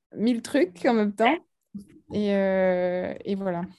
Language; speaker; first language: French; native; French